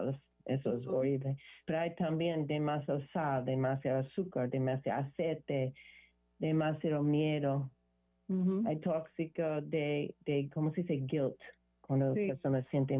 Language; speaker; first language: Spanish; non-native, learner; English